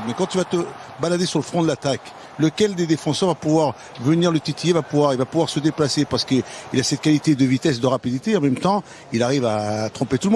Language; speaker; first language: French; native; French